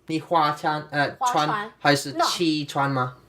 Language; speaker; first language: Chinese; non-native, learner; English